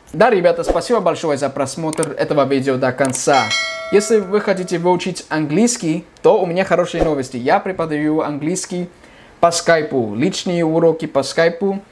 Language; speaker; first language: Russian; non-native, fluent; English